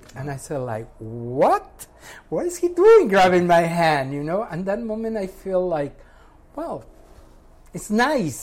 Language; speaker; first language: English; non-native, fluent; Spanish